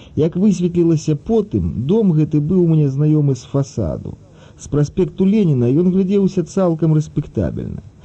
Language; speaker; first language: Belarusian; early bilingual, other home language; Russian